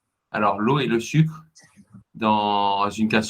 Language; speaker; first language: French; native; French